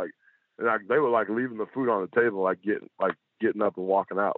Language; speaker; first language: English; native; English